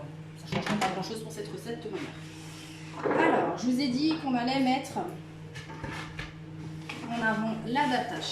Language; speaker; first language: French; native; French